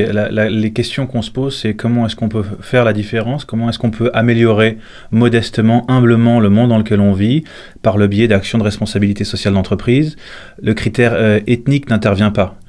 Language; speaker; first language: French; native; French